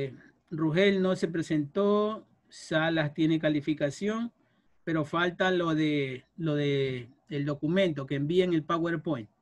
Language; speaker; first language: Spanish; native; Spanish